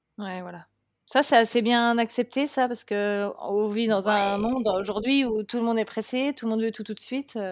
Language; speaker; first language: French; native; French